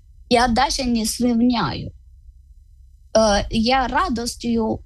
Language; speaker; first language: Ukrainian; non-native, learner; Malayalam